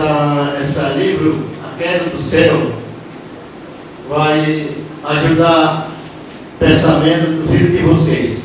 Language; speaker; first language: Portuguese; non-native, local second language; Yanomámi